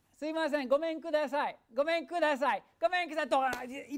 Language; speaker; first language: Japanese; non-native, fluent; English